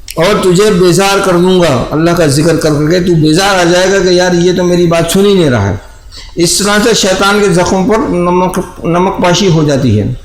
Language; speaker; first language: Urdu; native; Urdu